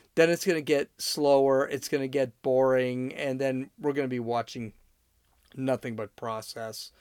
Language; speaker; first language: English; native; English